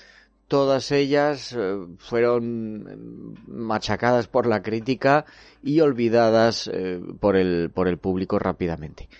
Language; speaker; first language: Spanish; native; Spanish